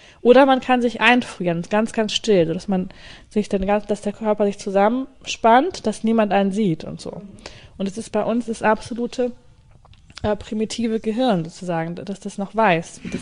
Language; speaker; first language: German; native; German